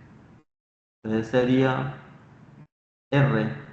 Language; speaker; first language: Spanish; native; Spanish